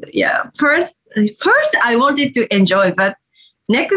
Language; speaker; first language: English; non-native, learner; Japanese